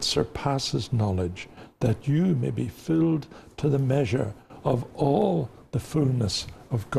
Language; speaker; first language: English; native; English